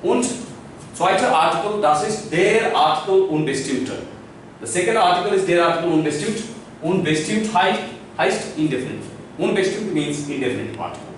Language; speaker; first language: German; non-native, learner; Hindi